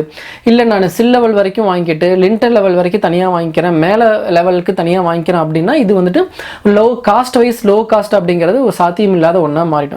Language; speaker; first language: Tamil; native; Tamil